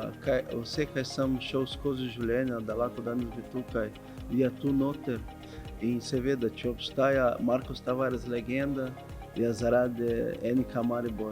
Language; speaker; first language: Slovenian; non-native, fluent; Portuguese